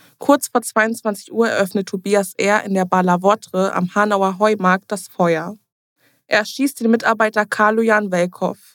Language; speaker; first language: German; early bilingual, other home language; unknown